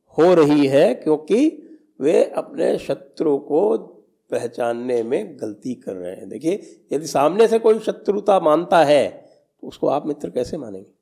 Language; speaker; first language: Hindi; native; Hindi